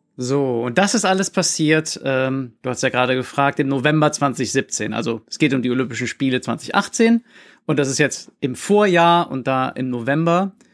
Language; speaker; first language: German; native; German